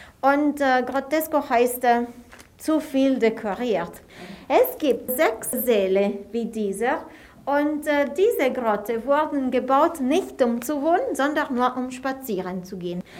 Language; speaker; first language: German; non-native, fluent; Italian